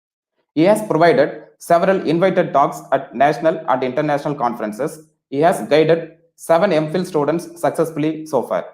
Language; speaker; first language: English; non-native, local second language; Tamil